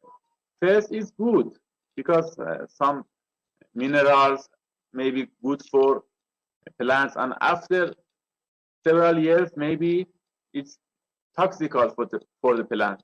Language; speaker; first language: English; non-native, learner; Persian